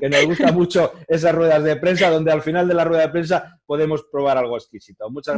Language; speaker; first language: Spanish; native; Spanish